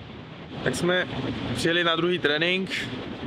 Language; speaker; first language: Czech; non-native, fluent; Uzbek